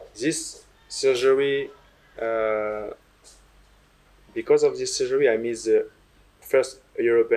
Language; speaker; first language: English; non-native, learner; French